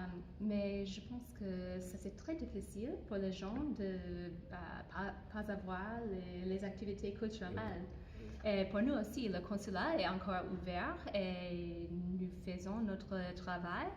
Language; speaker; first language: French; non-native, fluent; English